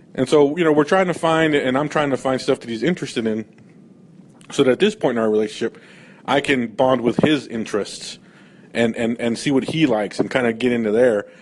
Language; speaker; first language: English; native; English